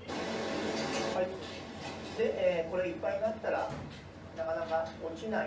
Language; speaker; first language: Japanese; native; Japanese